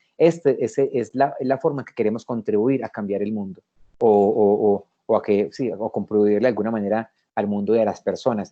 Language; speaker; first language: Spanish; native; Spanish